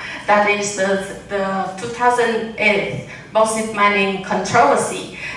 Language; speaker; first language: English; non-native, learner; Vietnamese